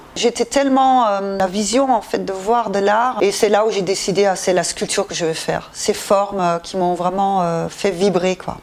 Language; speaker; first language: French; non-native, fluent; Dutch